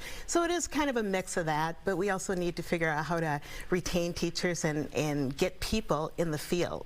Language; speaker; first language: English; native; English